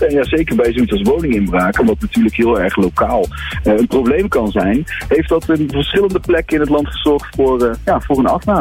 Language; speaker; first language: Dutch; native; Dutch